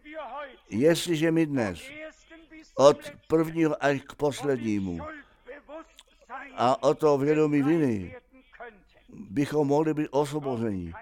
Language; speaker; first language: Czech; non-native, fluent; German